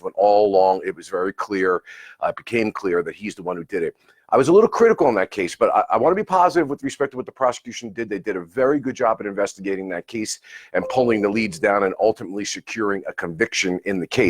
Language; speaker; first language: English; native; English